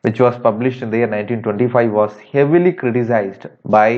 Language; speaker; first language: English; non-native, local second language; Tamil